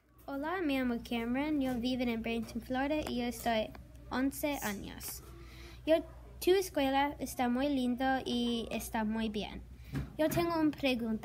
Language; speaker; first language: Spanish; non-native, learner; English